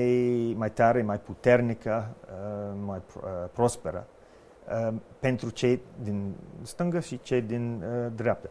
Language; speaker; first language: Romanian; non-native, fluent; English